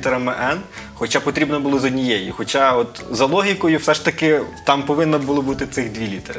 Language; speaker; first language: Ukrainian; native; Ukrainian